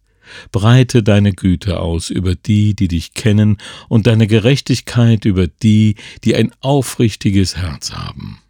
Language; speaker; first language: German; native; German